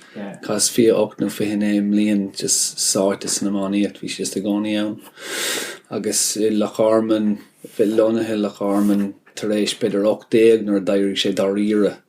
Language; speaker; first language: Irish; non-native, local second language; English